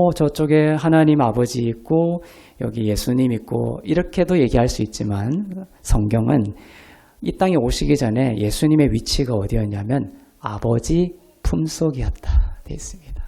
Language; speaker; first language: Korean; native; Korean